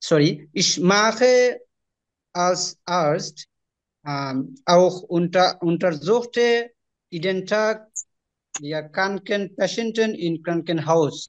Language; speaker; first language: German; non-native, learner; Bangla